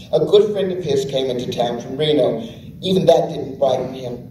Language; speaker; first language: English; native; English